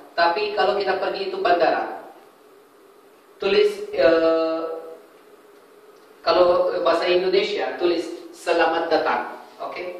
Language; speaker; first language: Indonesian; non-native, fluent; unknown